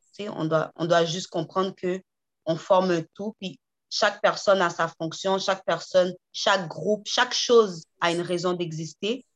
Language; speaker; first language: French; native; French